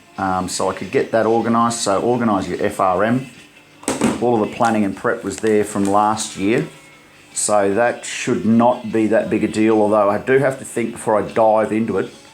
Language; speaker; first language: English; native; English